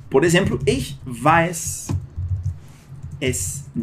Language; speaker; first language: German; non-native, fluent; Portuguese